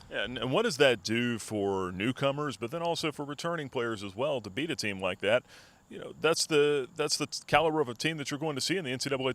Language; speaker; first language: English; native; English